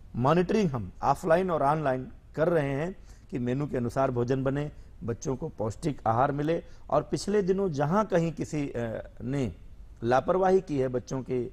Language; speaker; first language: Hindi; native; Hindi